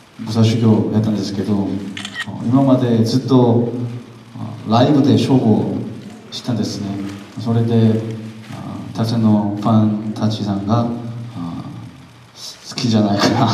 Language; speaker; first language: Japanese; non-native, learner; Korean